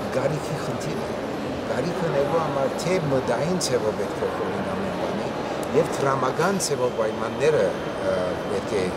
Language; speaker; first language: Armenian; early bilingual, heritage; Armenian